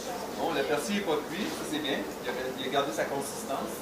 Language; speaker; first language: French; native; French